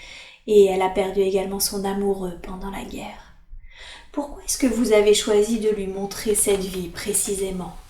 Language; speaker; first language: French; native; French